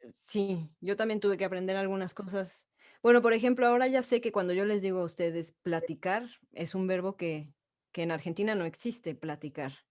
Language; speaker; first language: Spanish; native; Spanish